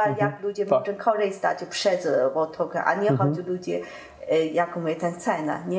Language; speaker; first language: Polish; non-native, learner; Chinese